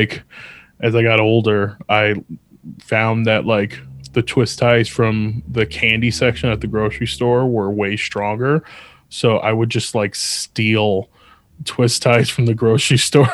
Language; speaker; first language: English; native; English